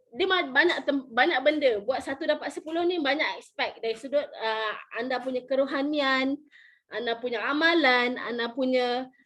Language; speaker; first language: Malay; native; Malay